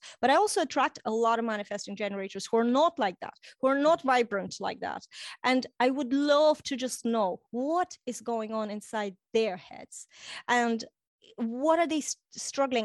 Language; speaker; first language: English; non-native, fluent; Russian